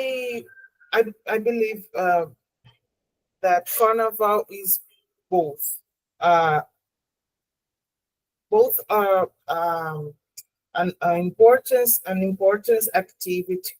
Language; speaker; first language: English; non-native, learner; Portuguese